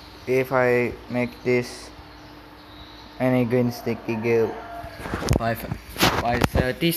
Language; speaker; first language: English; non-native, learner; Indonesian